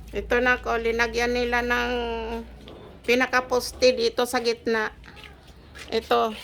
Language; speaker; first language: Filipino; native; Filipino